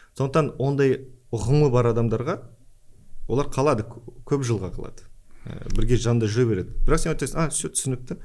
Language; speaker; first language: Kazakh; native; Kazakh